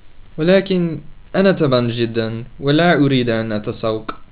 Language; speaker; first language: Arabic; non-native, learner; English